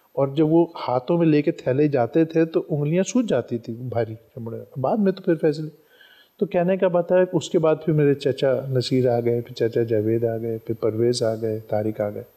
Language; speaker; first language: Urdu; non-native, local second language; Punjabi